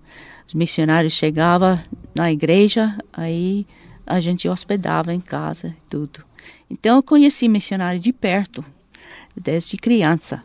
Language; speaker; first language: Portuguese; non-native, fluent; English